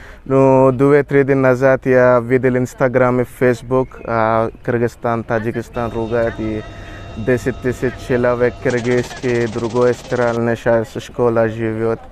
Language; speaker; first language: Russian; non-native, learner; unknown